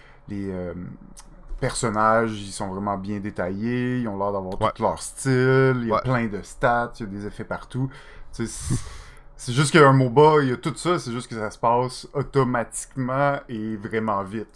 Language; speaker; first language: French; native; French